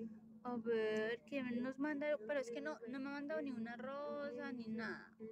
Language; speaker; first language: Spanish; native; Spanish